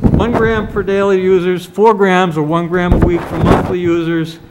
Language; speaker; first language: English; native; English